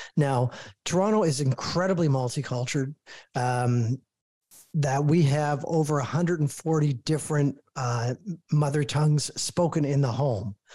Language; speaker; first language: English; native; English